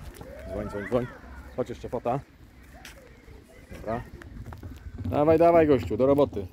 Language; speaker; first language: Polish; native; Polish